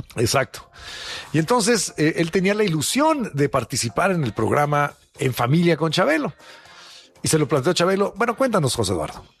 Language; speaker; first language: Spanish; native; Spanish